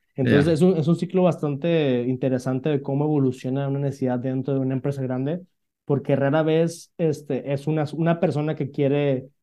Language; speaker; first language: Spanish; native; Spanish